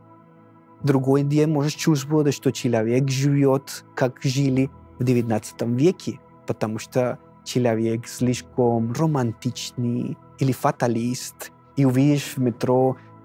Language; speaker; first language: Russian; non-native, fluent; Spanish